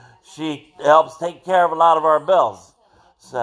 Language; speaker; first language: English; native; English